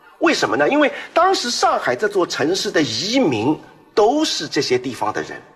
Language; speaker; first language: Chinese; non-native, local second language; Wu Chinese